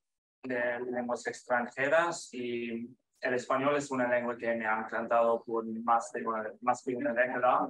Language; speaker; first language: Spanish; non-native, fluent; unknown